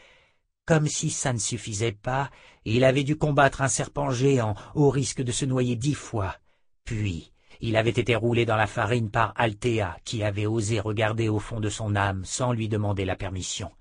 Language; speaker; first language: French; native; French